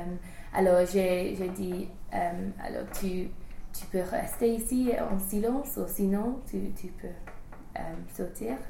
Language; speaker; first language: French; non-native, learner; English